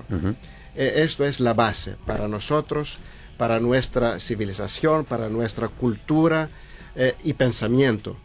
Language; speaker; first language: Spanish; non-native, learner; Greek